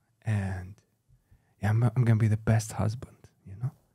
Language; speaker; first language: English; non-native, fluent; Greek